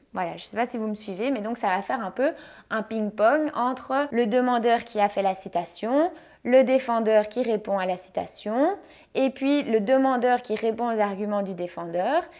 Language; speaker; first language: French; native; French